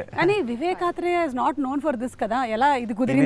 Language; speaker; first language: Telugu; native; Telugu